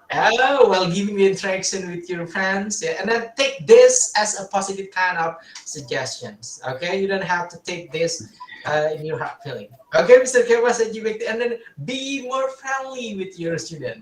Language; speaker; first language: English; non-native, local second language; Indonesian